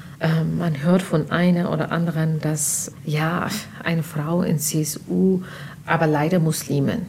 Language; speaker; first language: German; non-native, fluent; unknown